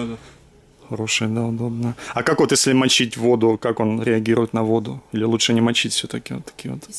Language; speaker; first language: Russian; native; Russian